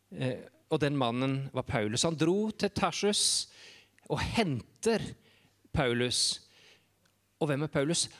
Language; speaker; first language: Norwegian; native; Norwegian